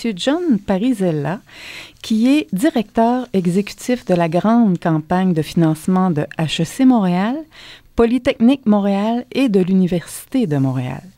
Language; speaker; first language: French; native; French